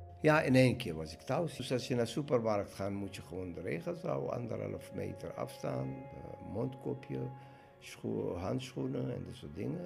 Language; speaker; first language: Dutch; non-native, learner; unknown